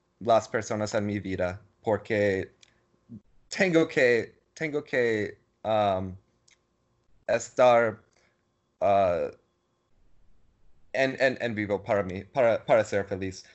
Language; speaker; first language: Spanish; non-native, learner; English